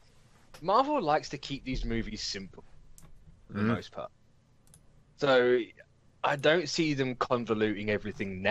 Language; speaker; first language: English; native; English